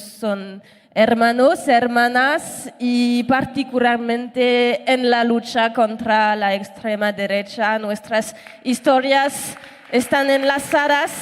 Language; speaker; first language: Spanish; non-native, learner; French